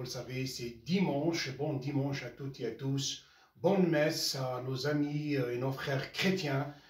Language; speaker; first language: French; non-native, local second language; Arabic